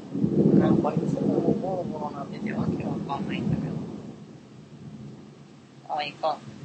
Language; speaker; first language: Japanese; native; Japanese